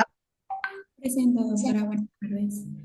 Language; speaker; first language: Spanish; native; Spanish